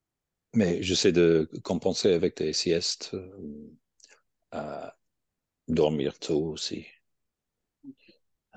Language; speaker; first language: French; non-native, fluent; English